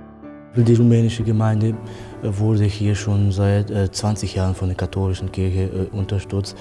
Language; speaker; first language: German; non-native, fluent; Romanian